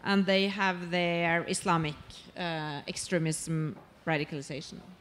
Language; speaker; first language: English; non-native, fluent; Norwegian